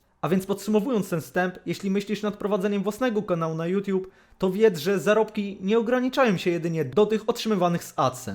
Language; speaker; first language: Polish; native; Polish